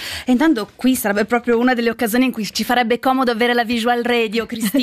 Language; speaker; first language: Italian; native; Italian